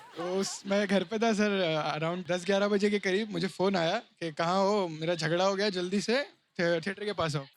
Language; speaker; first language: Hindi; native; Hindi